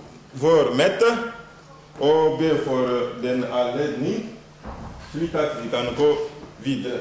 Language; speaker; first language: Swedish; non-native, learner; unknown